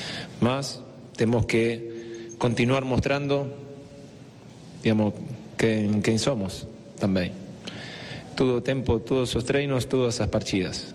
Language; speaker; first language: Portuguese; non-native, fluent; Spanish